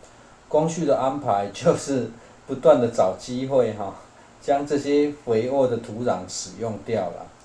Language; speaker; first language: Chinese; native; Chinese